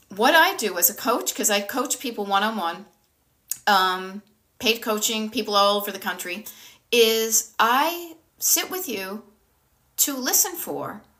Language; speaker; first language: English; native; English